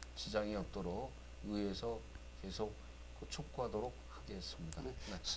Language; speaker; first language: Korean; native; Korean